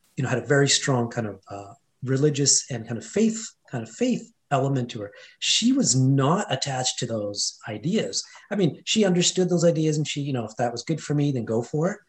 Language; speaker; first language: English; non-native, fluent; Hindi